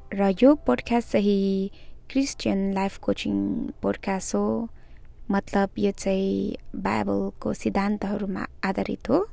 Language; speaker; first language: Nepali; early bilingual, heritage; Nepali